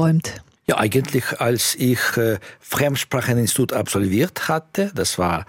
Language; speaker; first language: German; non-native, fluent; Russian